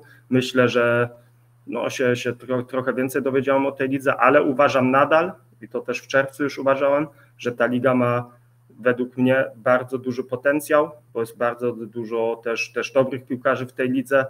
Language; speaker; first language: Polish; early bilingual, heritage; Polish